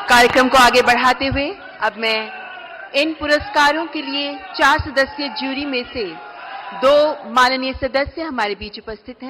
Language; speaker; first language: Hindi; native; Hindi